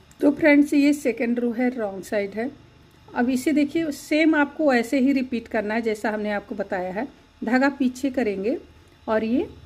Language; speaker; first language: Hindi; native; Hindi